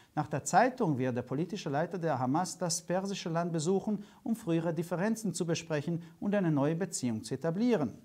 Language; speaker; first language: German; non-native, fluent; Hungarian